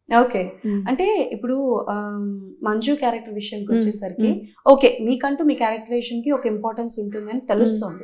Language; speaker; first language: Telugu; native; Telugu